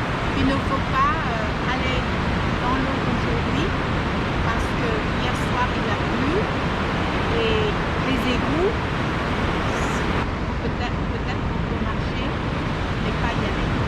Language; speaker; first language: French; non-native, fluent; Vietnamese